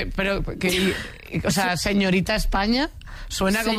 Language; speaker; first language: Spanish; native; Spanish